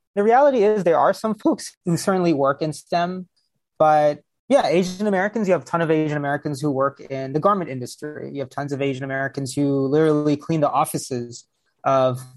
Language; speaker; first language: English; early bilingual, other home language; Hindi